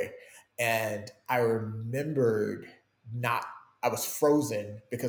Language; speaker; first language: English; native; English